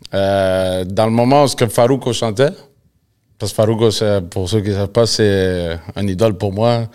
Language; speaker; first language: French; early bilingual, other home language; Spanish